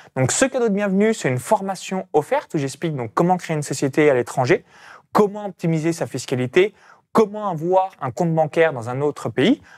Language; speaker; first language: French; native; French